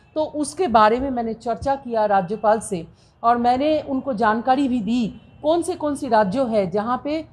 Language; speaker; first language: Hindi; non-native, local second language; Bangla